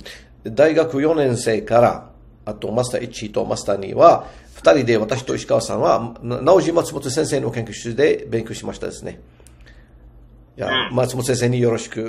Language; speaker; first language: Japanese; non-native, fluent; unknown